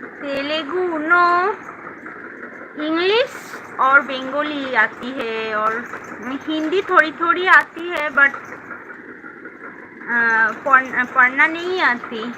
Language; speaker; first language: Hindi; non-native, local second language; Bangla